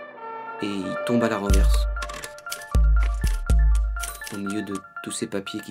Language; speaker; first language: French; native; French